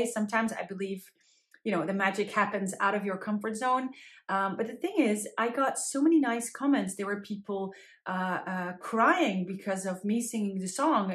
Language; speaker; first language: English; non-native, fluent; Dutch